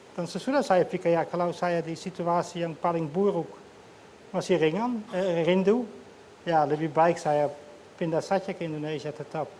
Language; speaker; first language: Indonesian; non-native, fluent; Dutch